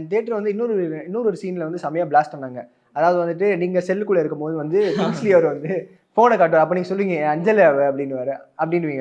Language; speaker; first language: Tamil; native; Tamil